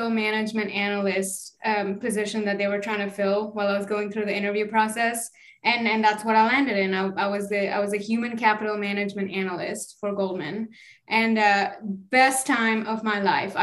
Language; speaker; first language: English; non-native, local second language; Kannada